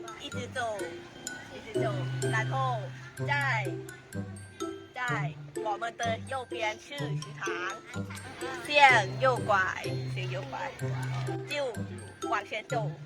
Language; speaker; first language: Chinese; non-native, learner; Thai